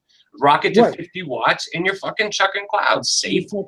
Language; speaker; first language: English; native; English